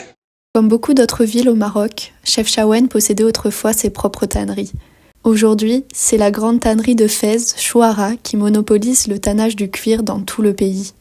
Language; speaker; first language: French; native; French